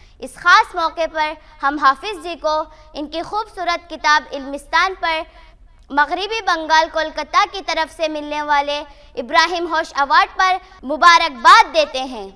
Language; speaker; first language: Urdu; native; Urdu